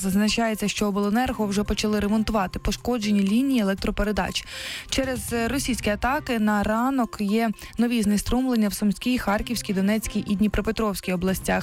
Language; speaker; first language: Ukrainian; native; Ukrainian